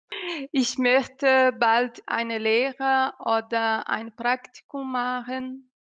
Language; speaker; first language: German; non-native, learner; Portuguese